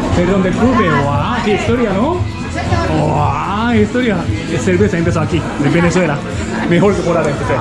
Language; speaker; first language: Spanish; non-native, learner; Japanese